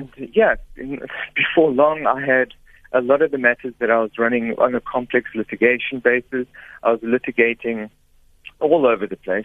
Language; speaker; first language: English; native; English